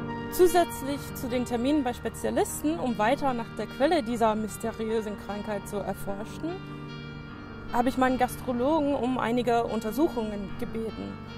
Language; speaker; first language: German; non-native, fluent; English